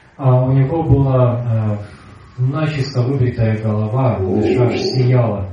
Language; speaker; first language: Russian; native; Russian